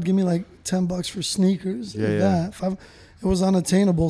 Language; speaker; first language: English; native; English